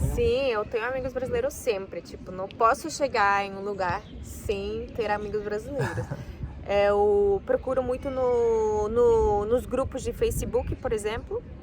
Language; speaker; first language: Portuguese; non-native, fluent; Spanish